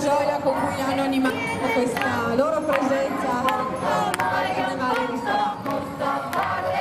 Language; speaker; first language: Italian; native; Italian